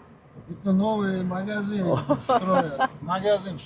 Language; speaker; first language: Russian; non-native, local second language; Uzbek